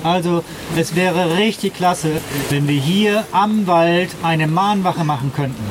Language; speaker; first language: German; native; German